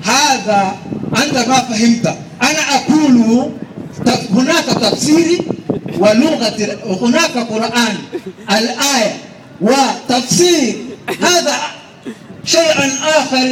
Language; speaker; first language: Arabic; non-native, learner; Swahili